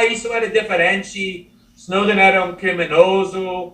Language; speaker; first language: Portuguese; non-native, fluent; English